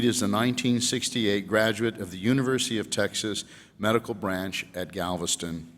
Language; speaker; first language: English; native; English